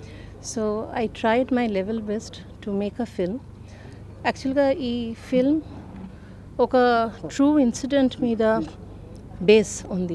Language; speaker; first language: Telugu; non-native, local second language; Bangla